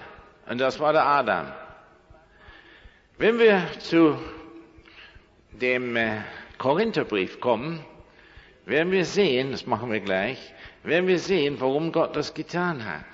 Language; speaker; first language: German; non-native, fluent; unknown